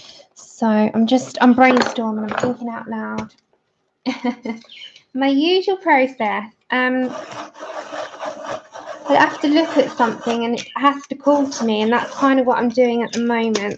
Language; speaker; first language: English; native; English